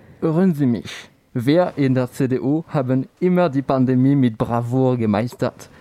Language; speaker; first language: German; non-native, learner; French